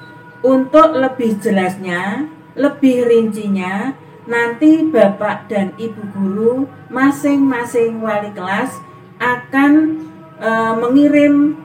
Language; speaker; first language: Indonesian; native; Indonesian